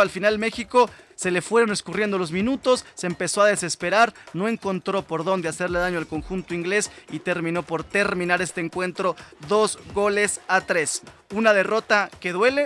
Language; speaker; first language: Spanish; native; Spanish